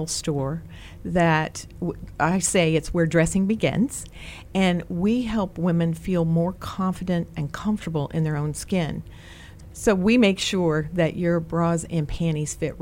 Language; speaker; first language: English; native; English